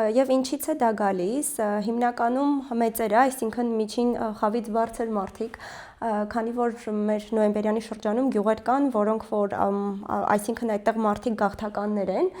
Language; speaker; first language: Armenian; native; Armenian